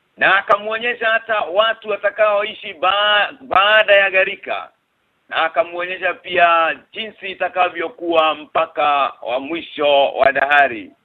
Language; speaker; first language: Swahili; native; Swahili